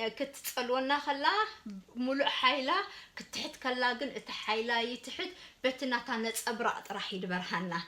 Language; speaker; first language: Tigrinya; early bilingual, heritage; Tigrinya